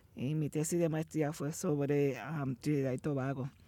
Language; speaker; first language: Spanish; native; Spanish